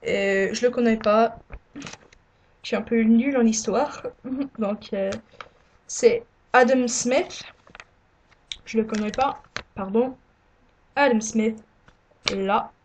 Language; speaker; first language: French; non-native, learner; English